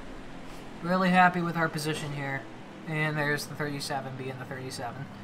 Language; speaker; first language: English; native; English